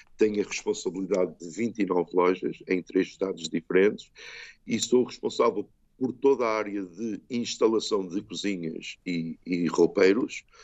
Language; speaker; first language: Portuguese; early bilingual, heritage; Portuguese